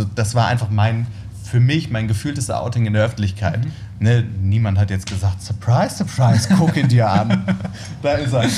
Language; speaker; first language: German; native; German